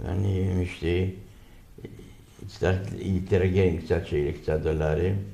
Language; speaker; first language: Hebrew; non-native, fluent; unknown